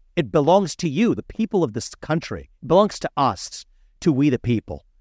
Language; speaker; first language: English; early bilingual, other home language; Hindi